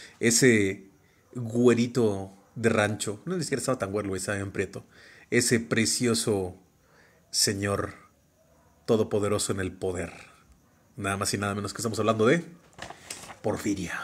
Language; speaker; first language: Spanish; native; Spanish